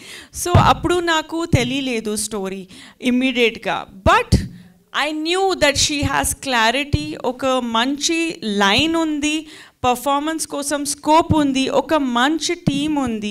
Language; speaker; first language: Telugu; non-native, fluent; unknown